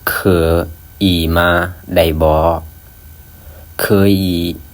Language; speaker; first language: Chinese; non-native, fluent; Lao